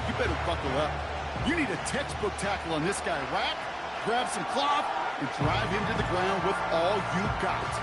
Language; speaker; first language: English; native; English